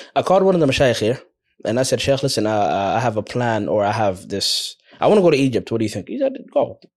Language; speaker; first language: English; early bilingual, other home language; Somali